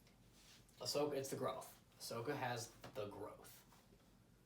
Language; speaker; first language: English; native; English